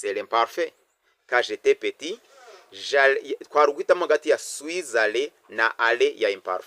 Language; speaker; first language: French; non-native, local second language; Kinyarwanda